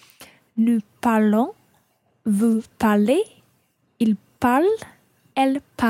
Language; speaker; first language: French; non-native, learner; English